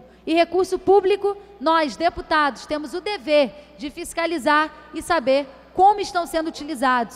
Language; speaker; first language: Portuguese; native; Portuguese